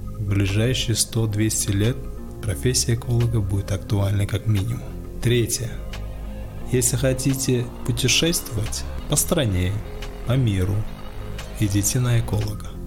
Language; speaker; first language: Russian; non-native, local second language; Tajik